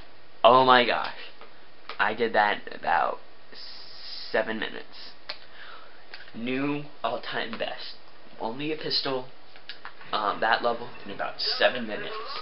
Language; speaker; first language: English; native; English